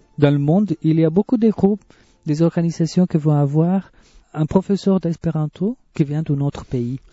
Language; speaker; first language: French; non-native, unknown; Spanish